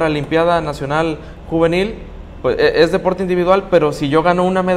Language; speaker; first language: Spanish; native; Spanish